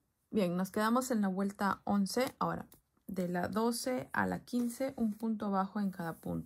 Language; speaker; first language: Spanish; native; Spanish